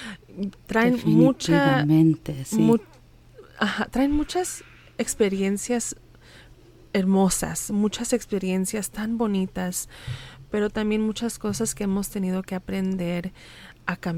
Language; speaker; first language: Spanish; early bilingual, heritage; Spanish